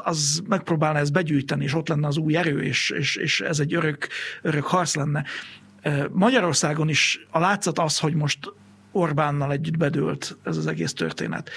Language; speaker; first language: Hungarian; native; Hungarian